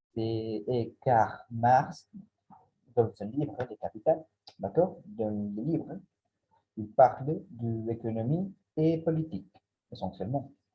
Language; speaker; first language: French; non-native, learner; Spanish